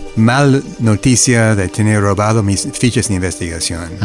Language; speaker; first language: Spanish; non-native, fluent; English